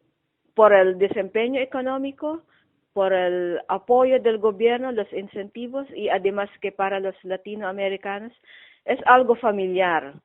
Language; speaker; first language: Spanish; non-native, fluent; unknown